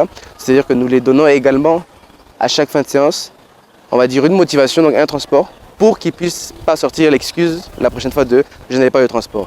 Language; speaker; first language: French; non-native, local second language; Lingala